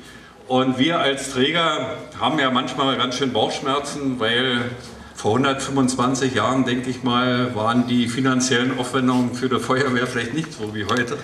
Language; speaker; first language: German; native; German